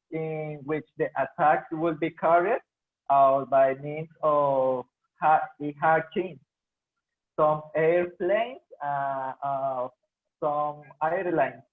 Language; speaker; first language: English; non-native, learner; Spanish